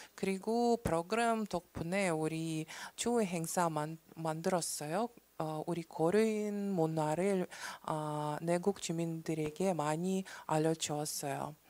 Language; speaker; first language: Korean; non-native, learner; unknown